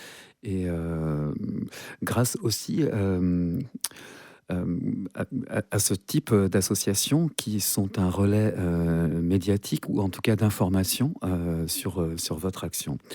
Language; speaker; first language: French; native; French